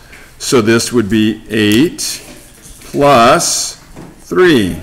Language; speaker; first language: English; native; English